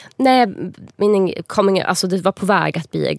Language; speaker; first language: Swedish; native; Swedish